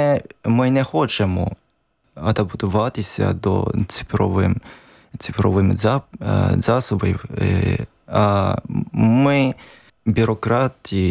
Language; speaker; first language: Ukrainian; non-native, learner; Japanese